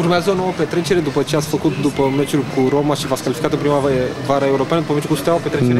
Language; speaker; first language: Romanian; native; Romanian